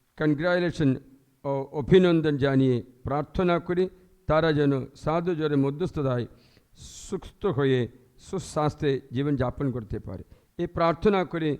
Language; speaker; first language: Bangla; non-native, fluent; Malayalam